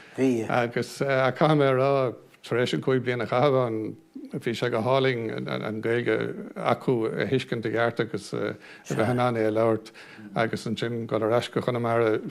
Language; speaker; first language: Irish; non-native, local second language; English